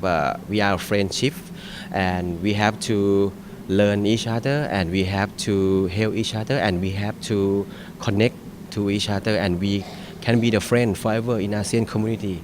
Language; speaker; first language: English; non-native, fluent; Thai